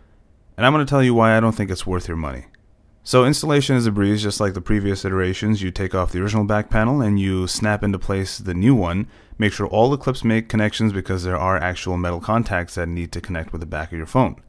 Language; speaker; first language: English; native; English